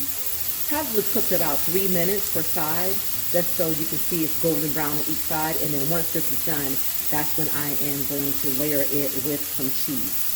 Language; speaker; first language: English; native; English